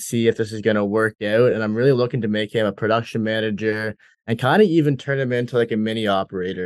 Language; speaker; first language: English; native; English